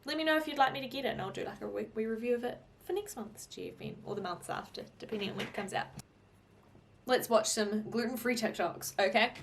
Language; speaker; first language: English; native; English